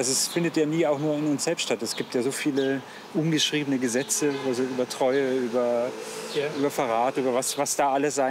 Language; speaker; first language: German; native; German